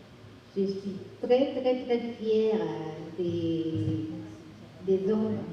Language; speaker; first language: French; non-native, fluent; Spanish